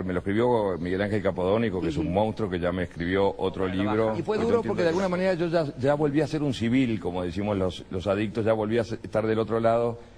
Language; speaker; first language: Spanish; native; Spanish